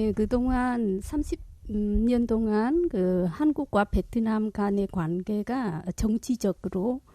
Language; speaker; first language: Korean; non-native, fluent; Vietnamese